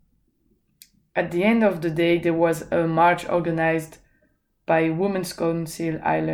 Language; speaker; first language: English; non-native, fluent; French